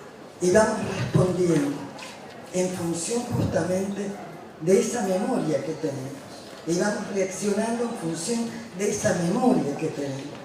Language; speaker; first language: Spanish; native; Spanish